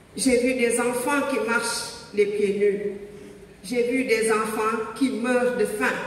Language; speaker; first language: French; non-native, local second language; Wolof